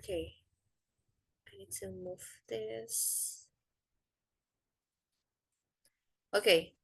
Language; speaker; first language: English; non-native, fluent; Indonesian